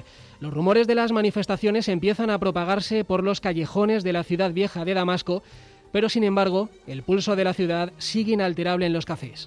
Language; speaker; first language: Spanish; native; Spanish